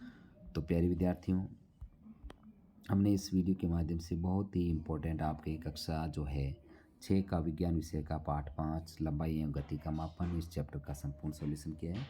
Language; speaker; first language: Hindi; native; Hindi